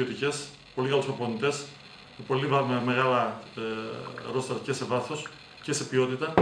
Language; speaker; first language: Greek; native; Greek